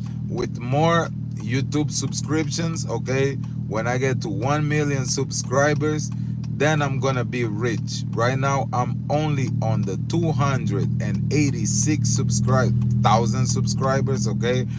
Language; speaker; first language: English; non-native, fluent; Portuguese